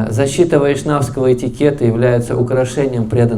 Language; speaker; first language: Russian; native; Russian